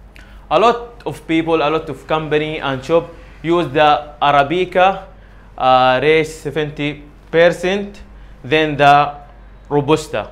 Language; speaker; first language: English; non-native, learner; Arabic